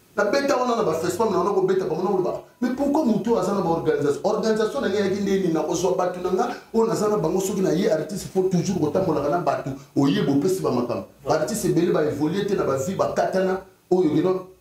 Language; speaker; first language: Lingala; native; Lingala